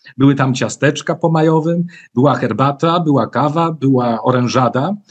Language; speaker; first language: Polish; native; Polish